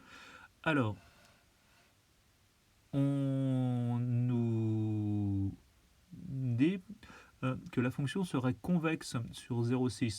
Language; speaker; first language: French; native; French